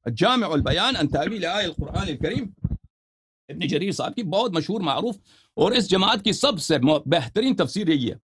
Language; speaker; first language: Urdu; non-native, fluent; Persian